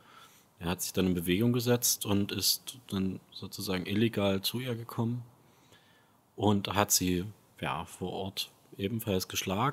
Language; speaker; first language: German; native; German